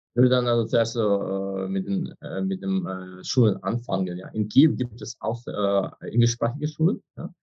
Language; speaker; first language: German; non-native, fluent; Ukrainian